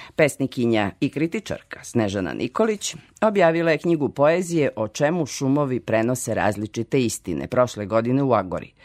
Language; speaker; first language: Serbian; native; Serbian